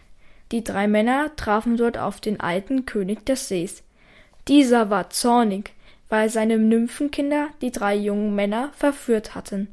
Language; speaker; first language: German; native; German